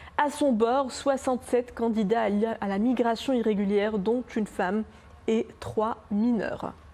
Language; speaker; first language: French; non-native, local second language; Arabic